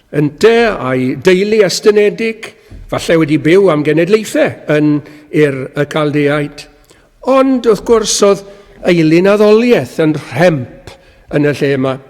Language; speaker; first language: Welsh; native; Welsh